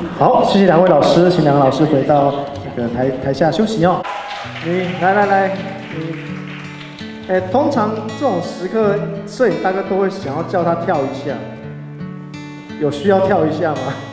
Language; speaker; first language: Chinese; native; Chinese